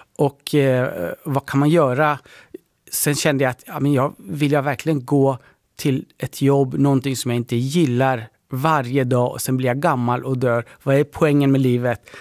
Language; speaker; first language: Swedish; early bilingual, other home language; Persian